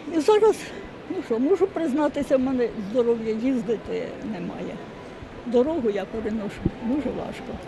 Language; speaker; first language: Ukrainian; native; Ukrainian